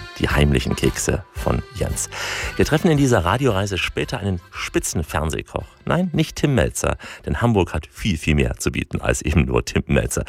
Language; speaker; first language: German; native; German